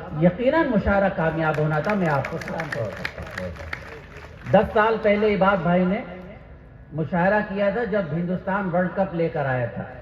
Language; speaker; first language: Urdu; native; Urdu